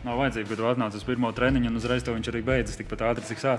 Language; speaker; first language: Latvian; native; Latvian